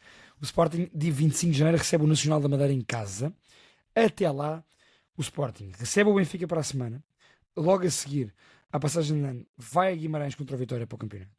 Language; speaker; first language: Portuguese; native; Portuguese